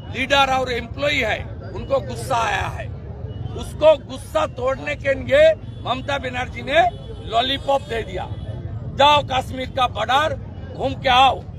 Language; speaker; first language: Hindi; non-native, local second language; Bangla